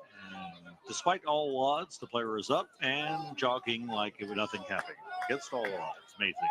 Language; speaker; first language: English; native; English